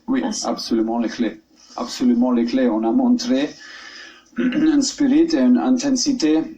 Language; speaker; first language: French; non-native, learner; German